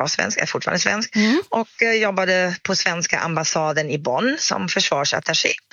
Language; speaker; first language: Swedish; non-native, fluent; German